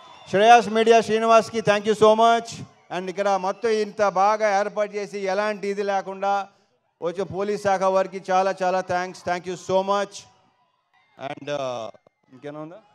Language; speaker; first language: Telugu; native; Telugu